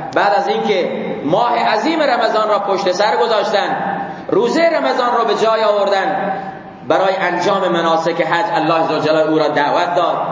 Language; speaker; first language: Persian; non-native, local second language; Baluchi